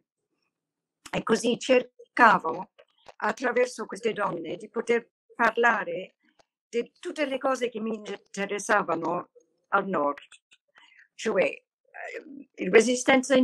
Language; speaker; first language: Italian; non-native, fluent; English